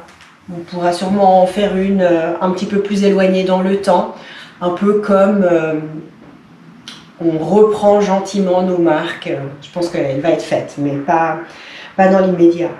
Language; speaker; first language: French; native; French